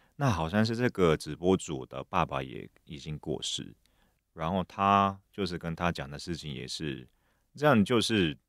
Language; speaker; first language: Chinese; non-native, fluent; Japanese